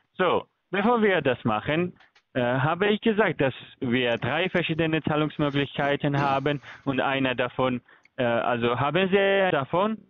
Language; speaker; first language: German; early bilingual, other home language; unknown